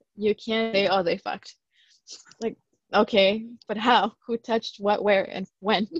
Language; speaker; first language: English; early bilingual, other home language; Spanish